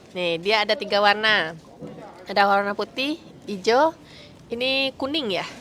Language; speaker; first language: Indonesian; native; Indonesian